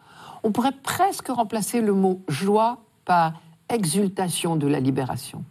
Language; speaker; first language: French; native; French